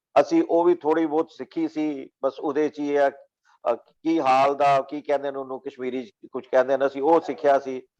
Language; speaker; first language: Punjabi; non-native, local second language; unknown